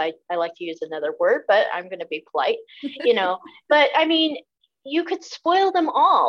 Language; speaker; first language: English; native; English